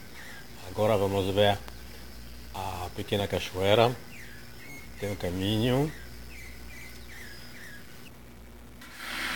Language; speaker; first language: Portuguese; non-native, fluent; French